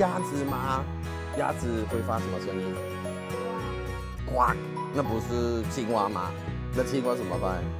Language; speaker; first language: Chinese; non-native, fluent; Swedish